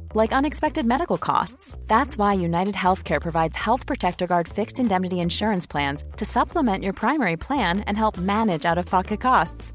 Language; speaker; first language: English; early bilingual, other home language; Samoan